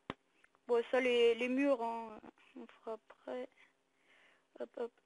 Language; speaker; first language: French; native; French